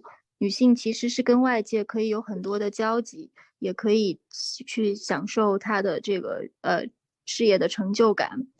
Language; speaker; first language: Chinese; native; Chinese